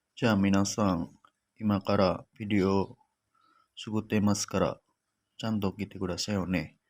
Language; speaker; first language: Japanese; non-native, learner; Indonesian